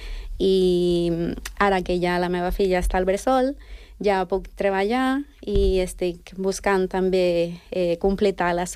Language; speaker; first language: Catalan; non-native, fluent; Spanish